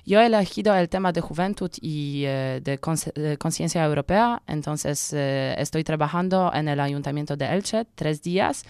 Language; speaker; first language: Spanish; non-native, learner; Polish